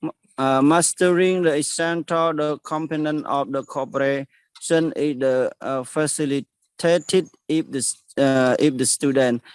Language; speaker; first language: English; non-native, learner; Khmer